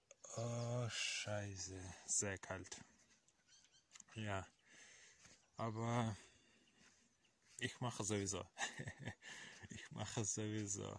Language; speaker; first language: German; non-native, learner; Russian